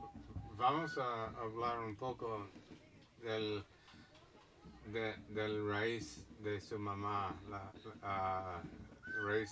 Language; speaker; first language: Spanish; non-native, learner; English